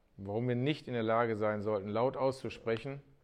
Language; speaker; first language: German; native; German